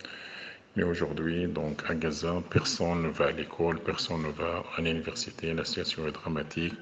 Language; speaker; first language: French; non-native, fluent; Arabic